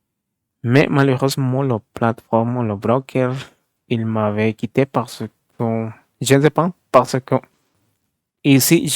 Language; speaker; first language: French; non-native, learner; Spanish